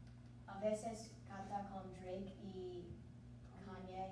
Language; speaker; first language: Spanish; non-native, learner; English